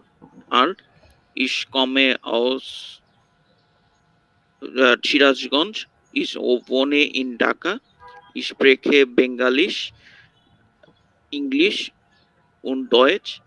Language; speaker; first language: German; non-native, learner; Bangla